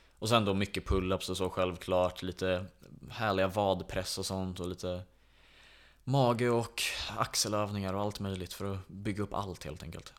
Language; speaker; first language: Swedish; native; Swedish